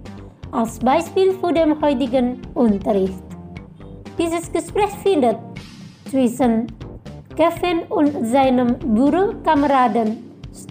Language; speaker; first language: German; non-native, fluent; Indonesian